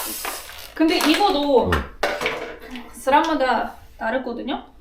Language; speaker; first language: Korean; non-native, learner; Russian